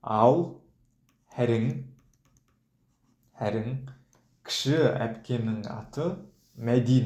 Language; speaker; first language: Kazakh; non-native, fluent; Mongolian